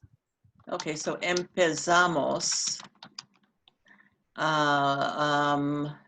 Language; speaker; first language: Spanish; non-native, learner; English